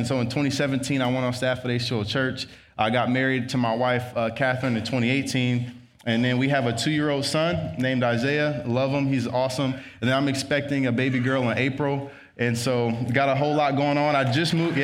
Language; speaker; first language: English; native; English